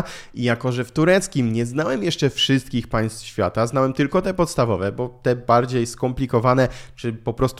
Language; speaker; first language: Polish; native; Polish